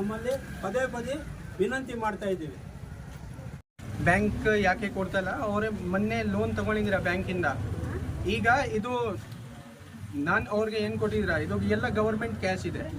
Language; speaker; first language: Kannada; non-native, fluent; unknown